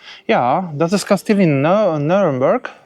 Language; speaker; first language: Dutch; non-native, learner; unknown